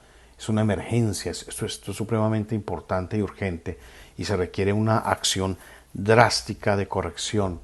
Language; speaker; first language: Spanish; native; Spanish